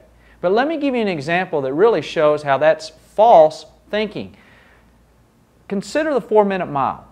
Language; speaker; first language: English; native; English